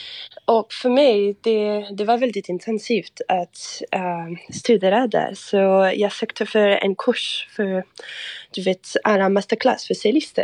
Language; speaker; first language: Swedish; non-native, fluent; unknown